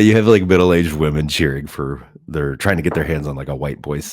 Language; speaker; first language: English; native; English